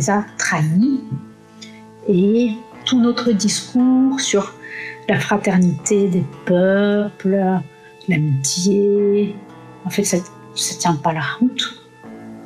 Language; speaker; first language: French; non-native, fluent; Russian